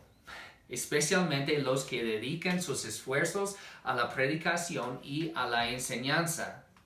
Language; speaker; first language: Spanish; non-native, fluent; English